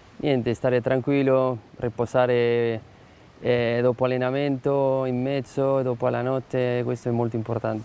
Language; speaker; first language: Italian; non-native, fluent; Spanish